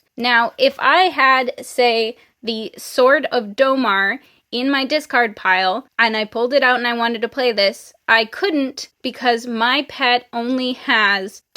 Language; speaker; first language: English; native; English